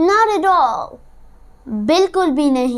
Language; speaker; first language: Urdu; early bilingual, heritage; Urdu